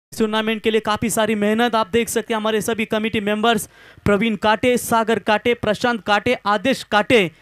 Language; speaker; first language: Hindi; non-native, local second language; Marathi